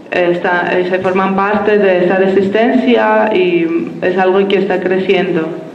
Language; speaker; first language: Spanish; non-native, fluent; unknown